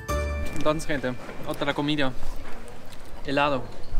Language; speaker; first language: Spanish; non-native, learner; German